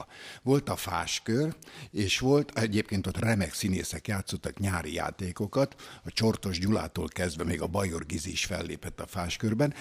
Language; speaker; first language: Hungarian; native; Hungarian